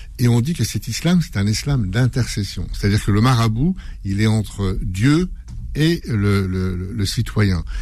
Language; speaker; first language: French; early bilingual, other home language; Kabyle